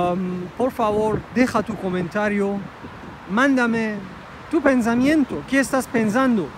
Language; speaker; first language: Spanish; non-native, fluent; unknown